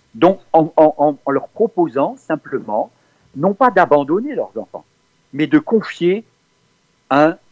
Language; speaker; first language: French; native; French